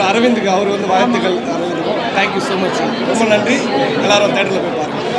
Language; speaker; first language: Tamil; native; Tamil